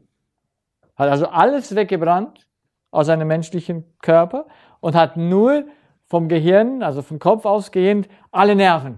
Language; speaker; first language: German; native; German